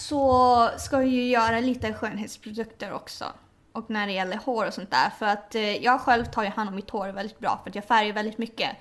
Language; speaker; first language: Swedish; early bilingual, other home language; Thai